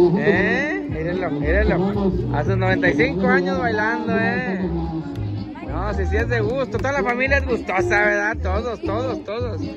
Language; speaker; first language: Spanish; native; Spanish